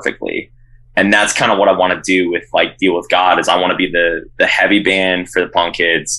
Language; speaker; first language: English; native; English